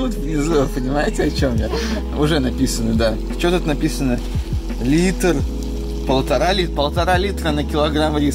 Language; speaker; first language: Russian; native; Russian